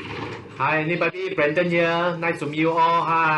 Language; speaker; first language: English; non-native, learner; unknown